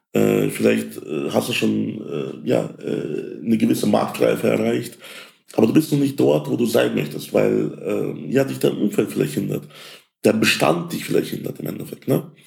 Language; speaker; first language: German; early bilingual, other home language; Ukrainian